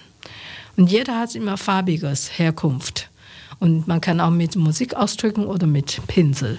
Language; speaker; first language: German; non-native, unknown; Chinese